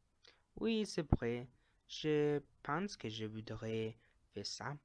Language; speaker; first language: French; non-native, learner; Spanish